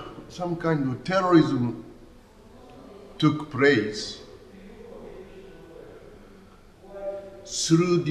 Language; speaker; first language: English; non-native, learner; Japanese